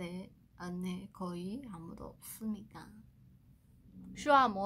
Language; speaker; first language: Korean; non-native, fluent; Chinese